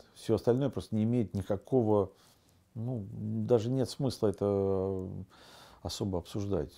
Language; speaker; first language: Russian; native; Russian